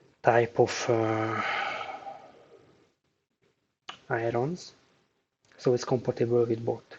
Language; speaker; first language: English; non-native, fluent; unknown